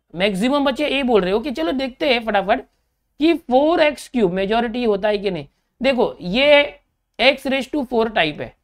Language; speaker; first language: Hindi; native; Hindi